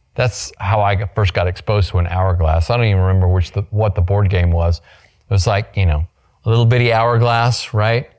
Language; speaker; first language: English; native; English